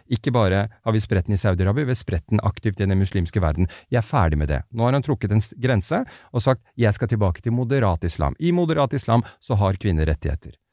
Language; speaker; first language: Norwegian; early bilingual, other home language; Persian